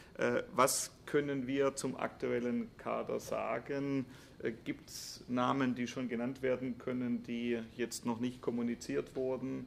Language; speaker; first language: German; native; German